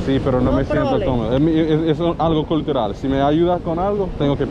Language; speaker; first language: Spanish; non-native, learner; English